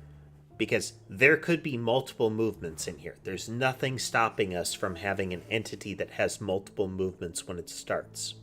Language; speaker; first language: English; native; English